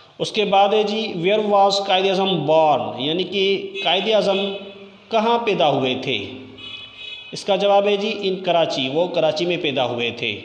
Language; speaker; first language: Urdu; non-native, local second language; Sindhi